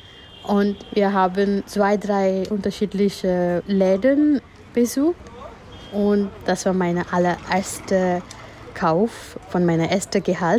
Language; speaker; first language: German; non-native, fluent; Gujarati